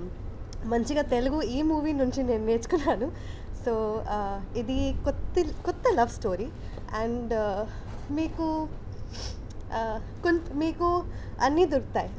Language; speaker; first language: Telugu; non-native, learner; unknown